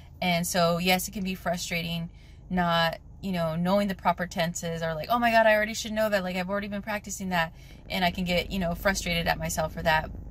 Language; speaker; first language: English; native; English